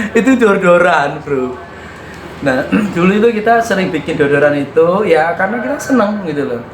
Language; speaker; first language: Indonesian; non-native, local second language; Javanese